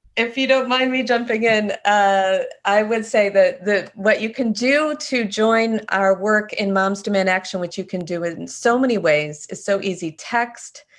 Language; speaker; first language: English; native; English